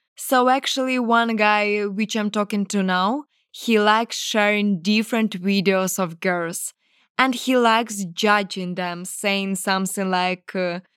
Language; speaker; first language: English; non-native, fluent; Ukrainian